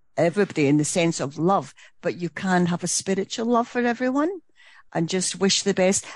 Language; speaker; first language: English; native; English